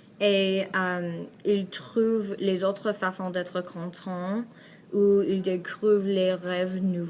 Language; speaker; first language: French; non-native, learner; Persian